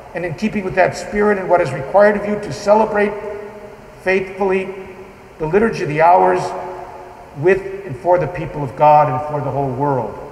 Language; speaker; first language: English; native; English